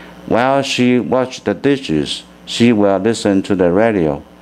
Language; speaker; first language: English; non-native, fluent; Chinese